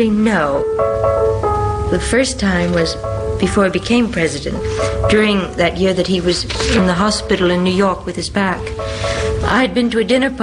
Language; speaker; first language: English; native; English